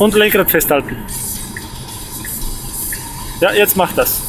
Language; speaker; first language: German; native; German